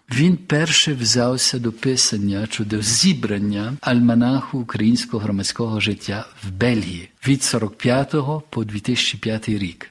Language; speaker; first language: Ukrainian; early bilingual, heritage; Ukrainian